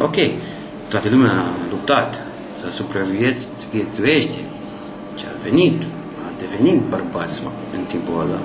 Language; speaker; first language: Romanian; non-native, learner; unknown